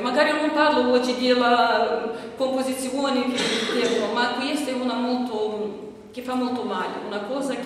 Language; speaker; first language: Italian; non-native, fluent; Romanian